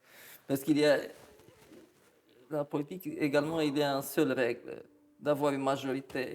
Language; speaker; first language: French; non-native, fluent; Romanian